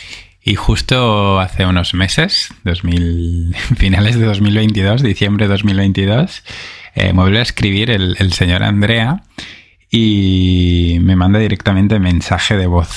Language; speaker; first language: Spanish; native; Spanish